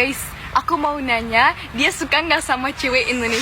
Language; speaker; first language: Indonesian; non-native, fluent; German